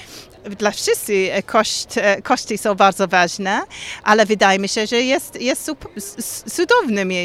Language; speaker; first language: Polish; non-native, learner; English